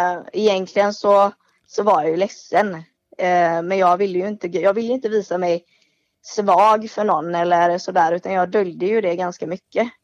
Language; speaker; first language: Swedish; native; Swedish